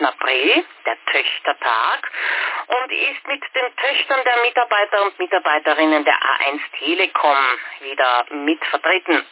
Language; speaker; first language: German; native; German